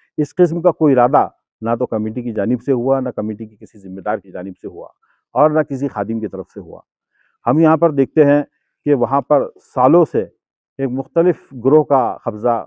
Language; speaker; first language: Hindi; non-native, local second language; Urdu